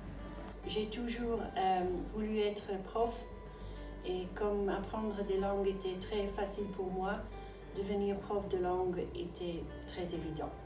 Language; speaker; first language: French; non-native, local second language; Dutch